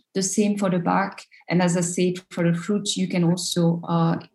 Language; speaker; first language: English; non-native, fluent; French